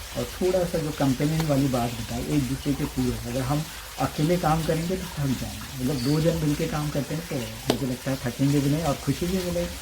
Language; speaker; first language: Hindi; non-native, local second language; Marathi